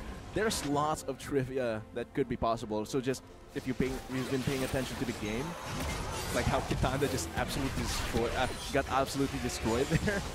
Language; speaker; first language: English; non-native, local second language; Filipino